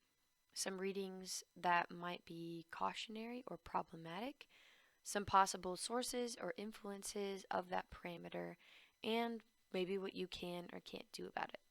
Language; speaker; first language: English; native; English